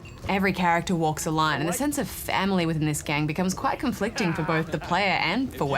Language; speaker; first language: English; native; English